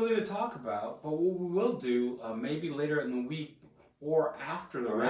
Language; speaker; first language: English; native; English